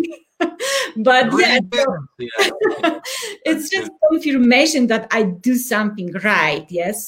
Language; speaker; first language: English; non-native, fluent; Polish